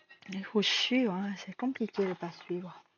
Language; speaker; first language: French; native; French